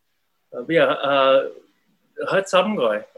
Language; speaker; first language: Vietnamese; early bilingual, heritage; Vietnamese